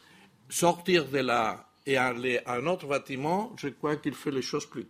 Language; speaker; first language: French; non-native, fluent; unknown